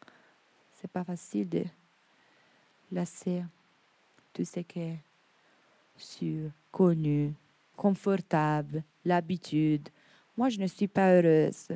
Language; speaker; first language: French; non-native, fluent; Italian